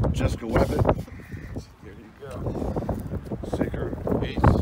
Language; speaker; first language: English; native; English